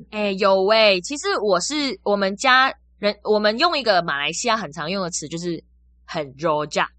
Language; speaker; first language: Chinese; native; Chinese